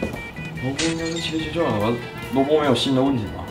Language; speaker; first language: Chinese; native; Chinese